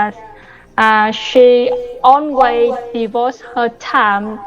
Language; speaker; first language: English; non-native, learner; Vietnamese